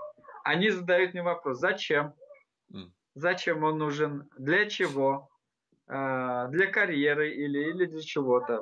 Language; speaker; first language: Russian; non-native, local second language; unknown